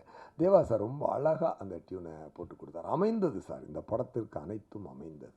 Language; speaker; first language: Tamil; native; Tamil